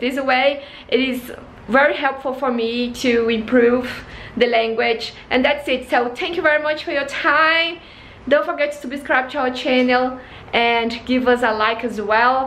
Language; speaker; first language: English; non-native, fluent; Portuguese